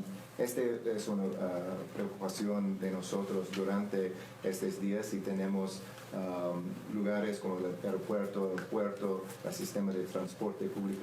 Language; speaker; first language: Spanish; non-native, learner; English